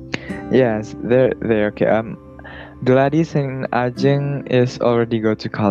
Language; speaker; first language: English; non-native, learner; Indonesian